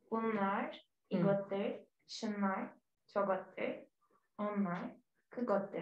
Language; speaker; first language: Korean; non-native, learner; Turkish